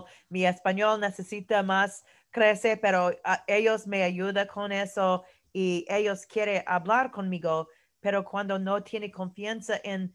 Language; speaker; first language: Spanish; non-native, learner; English